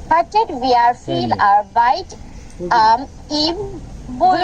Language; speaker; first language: German; non-native, learner; Bangla